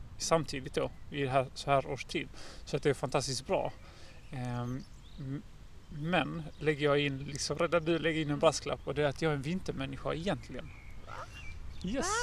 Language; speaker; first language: Swedish; native; Swedish